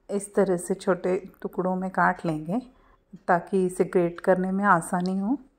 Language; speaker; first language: Hindi; non-native, local second language; Marathi